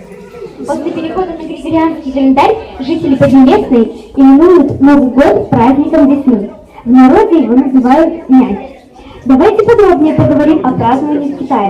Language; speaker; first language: Russian; native; Russian